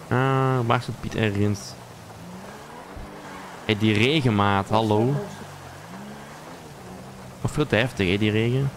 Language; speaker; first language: Dutch; native; Dutch